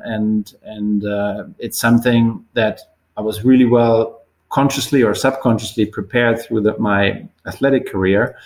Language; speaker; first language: English; non-native, fluent; German